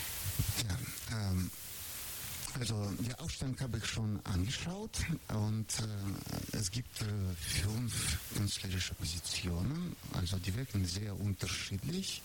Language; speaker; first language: German; non-native, fluent; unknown